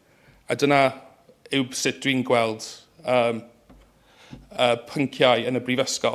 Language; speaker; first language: Welsh; native; Welsh